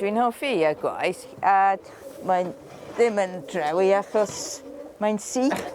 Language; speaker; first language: Welsh; non-native, local second language; English